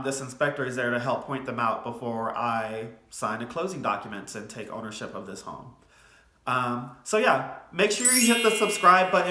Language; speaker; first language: English; native; English